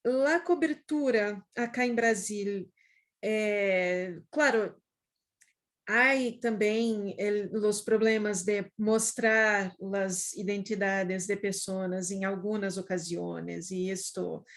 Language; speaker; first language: Spanish; non-native, fluent; Portuguese